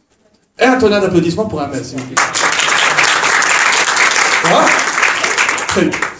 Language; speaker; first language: French; non-native, local second language; Arabic